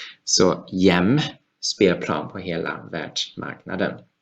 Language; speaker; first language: Swedish; non-native, fluent; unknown